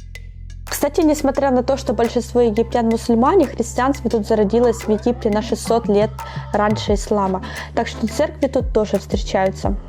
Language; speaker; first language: Russian; native; Russian